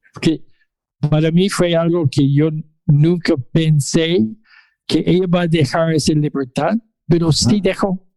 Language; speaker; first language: Spanish; non-native, fluent; English